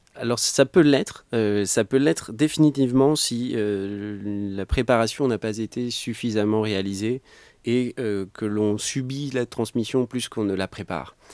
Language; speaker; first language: French; native; French